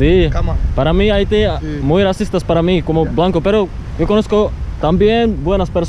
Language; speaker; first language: Spanish; non-native, learner; Czech